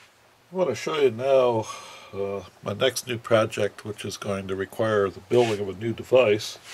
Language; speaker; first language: English; native; English